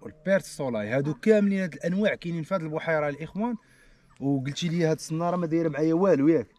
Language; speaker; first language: Arabic; native; Arabic